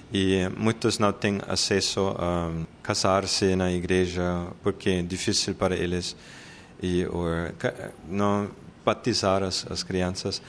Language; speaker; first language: Portuguese; non-native, fluent; German